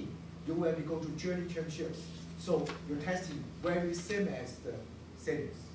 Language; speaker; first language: English; non-native, learner; Chinese